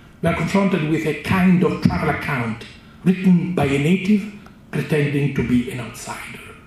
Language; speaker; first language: English; non-native, fluent; Italian